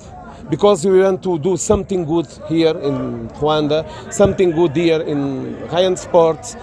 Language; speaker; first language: English; non-native, learner; Portuguese